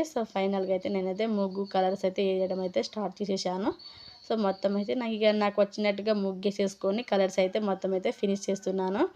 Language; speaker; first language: Telugu; non-native, local second language; Lambadi